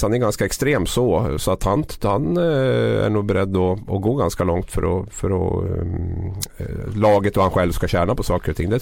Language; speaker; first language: Swedish; native; Swedish